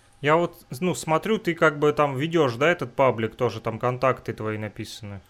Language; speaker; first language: Russian; native; Russian